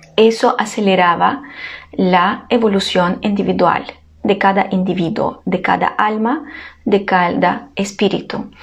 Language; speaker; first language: Spanish; non-native, fluent; Ukrainian